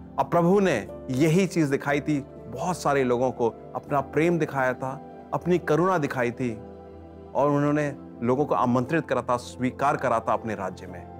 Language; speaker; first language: Hindi; native; Hindi